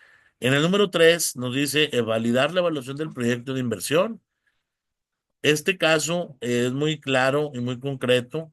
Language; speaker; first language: Spanish; native; Spanish